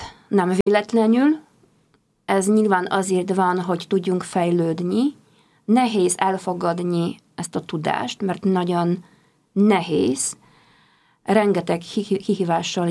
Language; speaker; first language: Hungarian; non-native, fluent; Polish